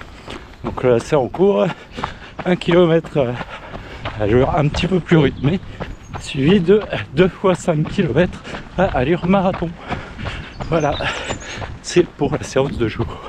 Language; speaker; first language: French; native; French